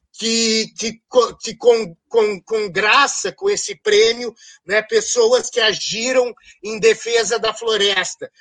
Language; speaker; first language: Portuguese; native; Portuguese